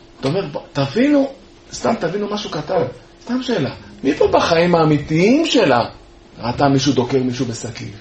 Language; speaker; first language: Hebrew; native; Hebrew